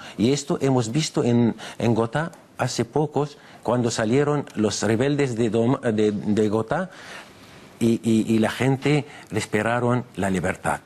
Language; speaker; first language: Spanish; non-native, fluent; Arabic